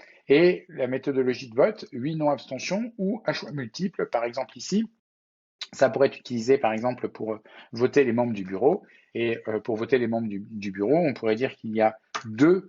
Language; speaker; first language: French; native; French